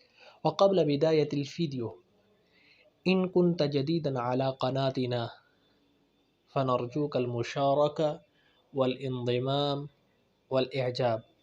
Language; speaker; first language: Arabic; non-native, fluent; Urdu